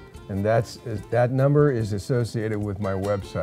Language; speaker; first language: English; native; English